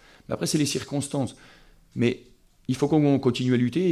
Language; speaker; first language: French; native; French